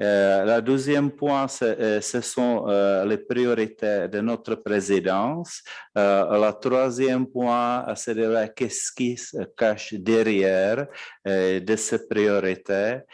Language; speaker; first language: French; non-native, fluent; Czech